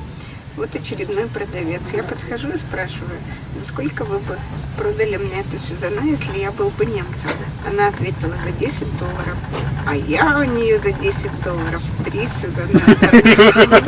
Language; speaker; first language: Russian; native; Russian